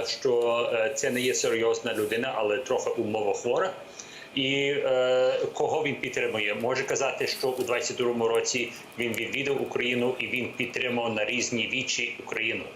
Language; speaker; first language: Ukrainian; early bilingual, heritage; English